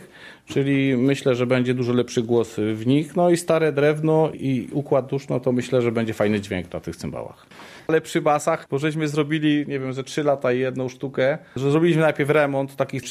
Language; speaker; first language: Polish; native; Polish